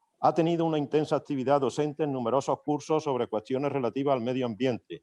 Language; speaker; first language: Spanish; native; Spanish